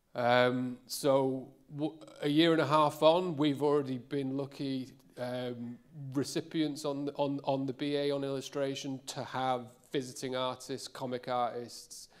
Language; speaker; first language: English; native; English